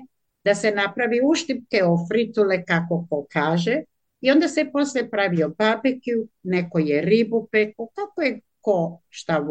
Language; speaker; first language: Croatian; native; Croatian